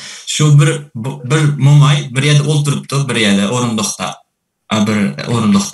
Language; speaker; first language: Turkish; non-native, learner; Uzbek